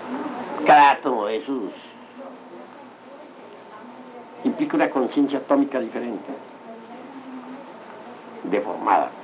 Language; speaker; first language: Spanish; native; Spanish